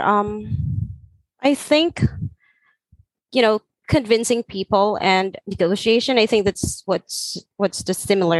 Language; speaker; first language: English; non-native, local second language; Filipino